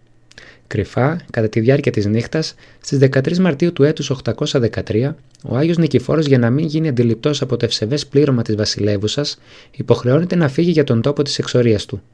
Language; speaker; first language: Greek; native; Greek